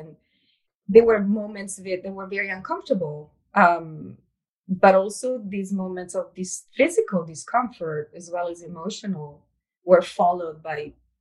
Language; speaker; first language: English; non-native, fluent; Italian